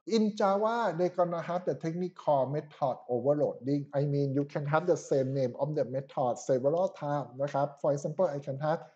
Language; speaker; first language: English; non-native, fluent; Thai